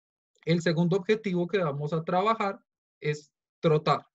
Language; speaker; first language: Spanish; native; Spanish